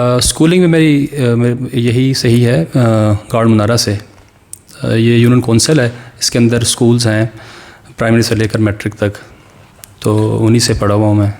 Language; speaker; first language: Urdu; non-native, local second language; Pashto